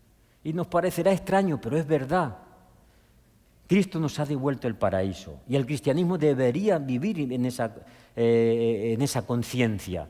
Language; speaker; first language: Spanish; native; Spanish